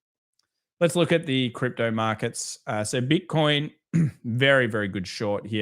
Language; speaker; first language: English; native; English